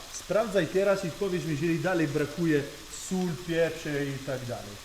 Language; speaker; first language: Polish; non-native, learner; Italian